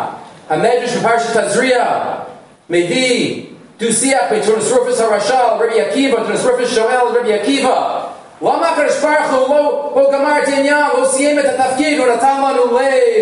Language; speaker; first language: Hebrew; non-native, fluent; English